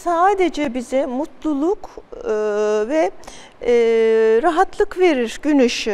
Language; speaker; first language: Turkish; native; Turkish